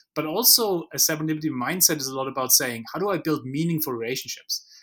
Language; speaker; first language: English; non-native, fluent; German